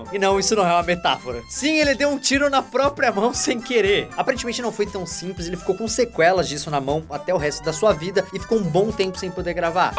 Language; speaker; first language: Portuguese; native; Portuguese